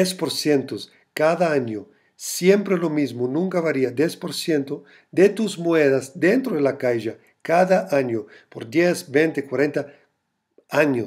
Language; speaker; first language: Spanish; non-native, fluent; German